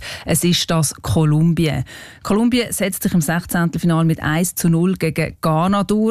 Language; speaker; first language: German; native; German